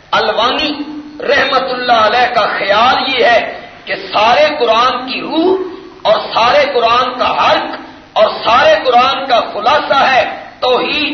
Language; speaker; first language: Urdu; non-native, local second language; Punjabi